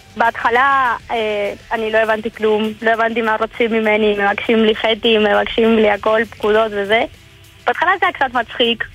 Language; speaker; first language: Hebrew; non-native, learner; Spanish